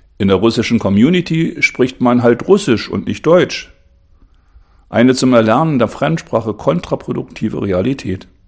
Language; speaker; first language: German; native; German